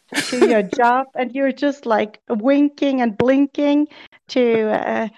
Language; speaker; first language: English; non-native, fluent; German